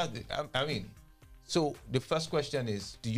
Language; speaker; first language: English; non-native, local second language; Yoruba